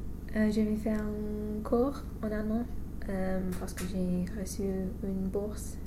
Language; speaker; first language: French; non-native, fluent; English